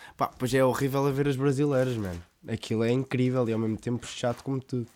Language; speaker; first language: Portuguese; native; Portuguese